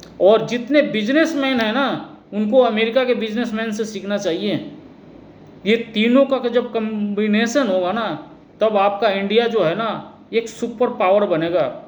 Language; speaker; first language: Hindi; native; Hindi